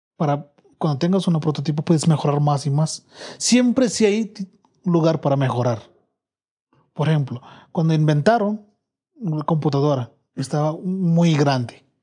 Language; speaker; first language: Spanish; non-native, learner; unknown